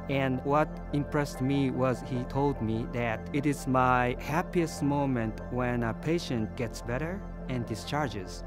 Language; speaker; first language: English; non-native, fluent; Japanese